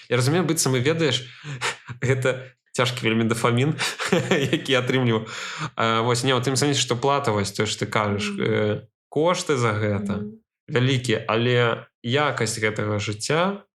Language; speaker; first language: Belarusian; non-native, local second language; Russian